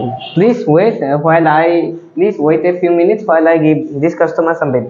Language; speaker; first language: English; non-native, learner; Bangla